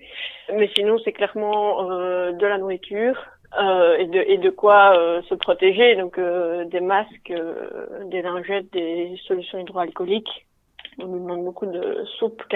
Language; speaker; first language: French; native; French